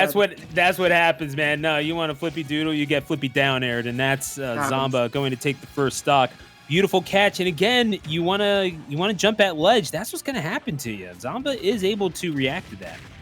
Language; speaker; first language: English; native; English